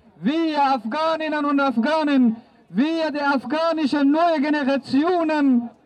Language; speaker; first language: German; non-native, fluent; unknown